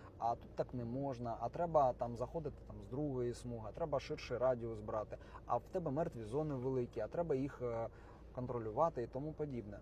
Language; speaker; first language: Ukrainian; native; Ukrainian